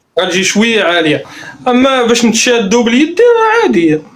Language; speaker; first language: Arabic; native; Arabic